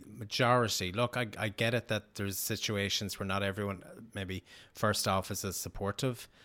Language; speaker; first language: English; native; English